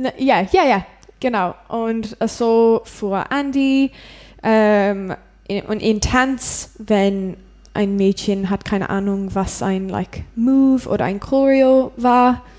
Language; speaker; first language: German; non-native, learner; English